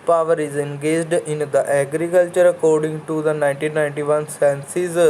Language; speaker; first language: English; non-native, local second language; Punjabi